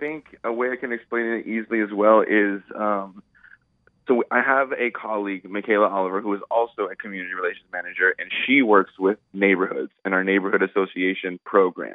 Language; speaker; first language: English; native; English